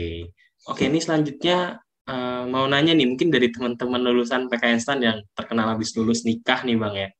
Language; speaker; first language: Indonesian; native; Indonesian